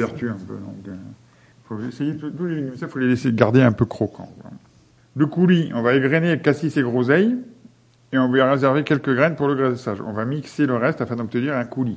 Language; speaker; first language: French; native; French